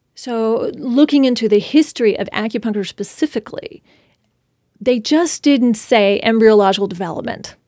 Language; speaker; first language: English; native; English